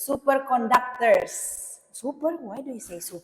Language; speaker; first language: English; non-native, local second language; Indonesian